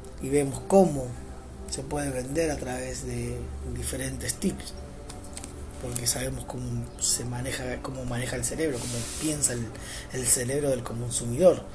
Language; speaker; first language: Spanish; native; Spanish